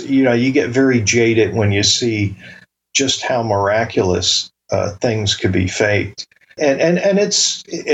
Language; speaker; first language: English; native; English